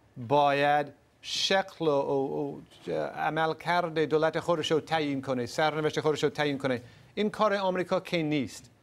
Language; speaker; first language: Persian; non-native, fluent; English